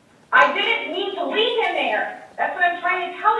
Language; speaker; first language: English; native; English